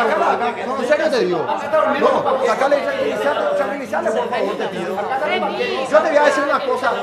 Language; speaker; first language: Spanish; native; Spanish